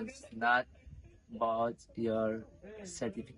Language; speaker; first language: English; non-native, learner; Indonesian